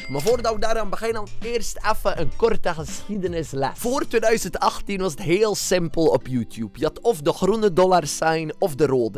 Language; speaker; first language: Dutch; native; Dutch